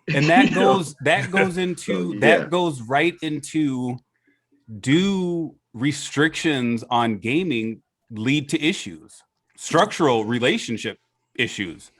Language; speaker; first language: English; native; English